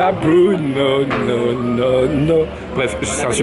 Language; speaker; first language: French; native; French